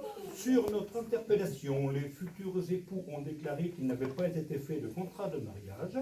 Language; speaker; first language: French; native; French